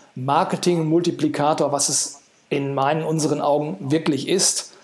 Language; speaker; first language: German; native; German